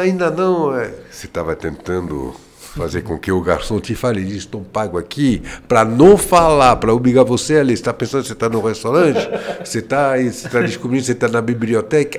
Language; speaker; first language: Portuguese; non-native, fluent; French